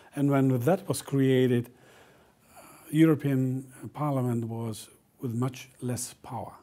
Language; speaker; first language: English; non-native, fluent; Icelandic